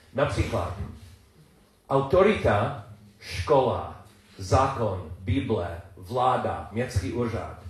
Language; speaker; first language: Czech; non-native, learner; English